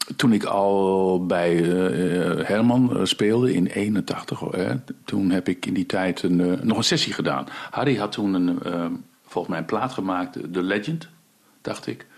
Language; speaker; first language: Dutch; early bilingual, other home language; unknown